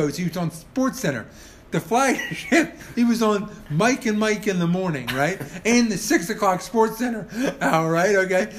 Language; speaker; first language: English; native; English